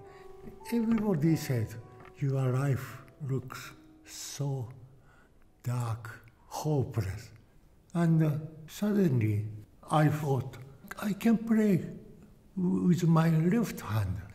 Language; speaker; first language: English; non-native, learner; Japanese